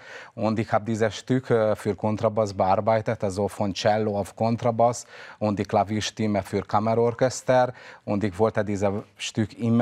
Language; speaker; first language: German; non-native, fluent; Hungarian